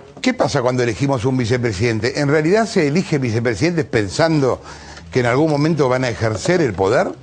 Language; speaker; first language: Spanish; native; Spanish